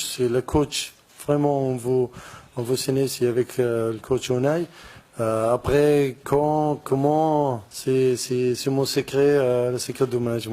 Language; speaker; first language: French; non-native, learner; Arabic